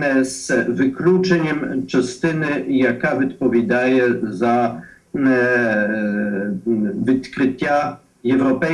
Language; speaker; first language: Ukrainian; non-native, fluent; Polish